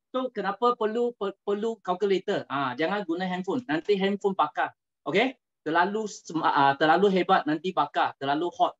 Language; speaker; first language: Malay; non-native, local second language; Chinese